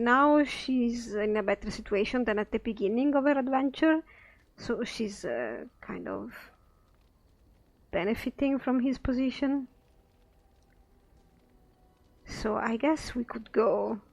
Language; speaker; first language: English; non-native, fluent; Italian